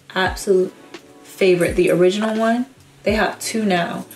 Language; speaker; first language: English; native; English